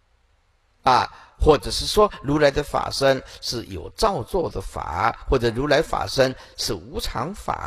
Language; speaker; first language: Chinese; native; Chinese